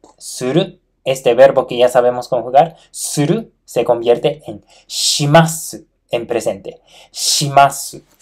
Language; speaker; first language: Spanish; non-native, fluent; Japanese